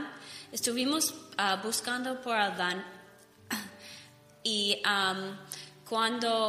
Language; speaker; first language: Spanish; non-native, learner; English